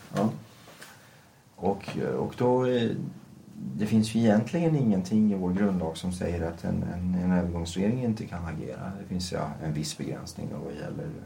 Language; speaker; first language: Swedish; early bilingual, other home language; Persian